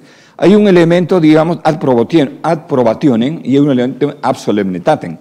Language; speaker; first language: Spanish; native; Spanish